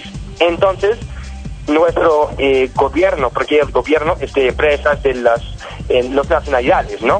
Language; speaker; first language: Spanish; non-native, learner; English